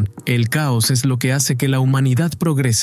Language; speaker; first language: Spanish; native; Spanish